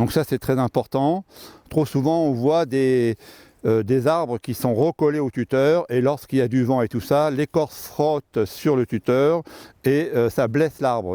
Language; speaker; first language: French; native; French